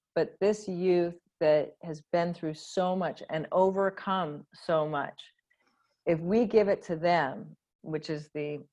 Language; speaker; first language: English; native; English